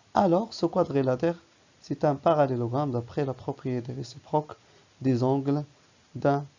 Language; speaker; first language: French; non-native, local second language; Arabic